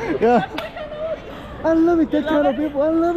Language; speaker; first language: English; non-native, learner; Korean